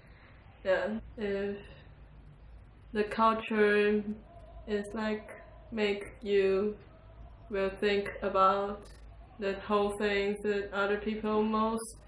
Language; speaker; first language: English; non-native, learner; Chinese